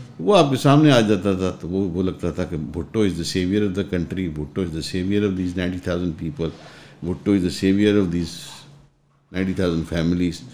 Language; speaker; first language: Urdu; non-native, local second language; Punjabi